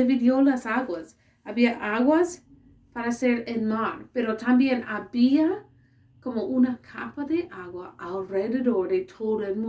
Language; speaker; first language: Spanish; non-native, learner; English